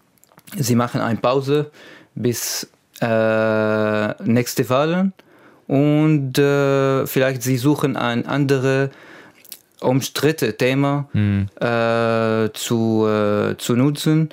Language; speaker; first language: German; non-native, learner; Arabic